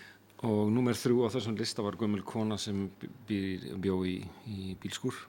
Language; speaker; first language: French; non-native, fluent; Icelandic